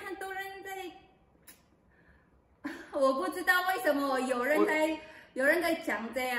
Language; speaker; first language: Chinese; non-native, learner; Filipino